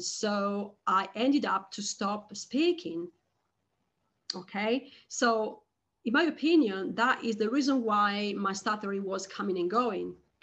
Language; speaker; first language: English; non-native, fluent; Italian